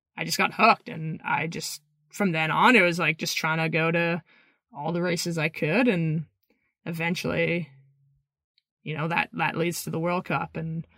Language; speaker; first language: English; native; English